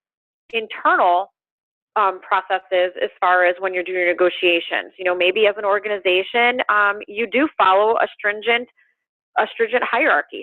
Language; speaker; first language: English; native; English